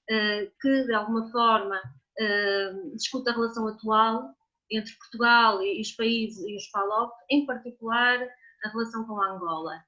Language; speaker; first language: Portuguese; native; Portuguese